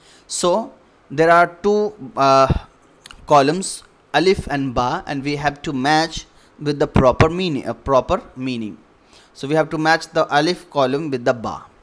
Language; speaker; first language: English; non-native, local second language; Urdu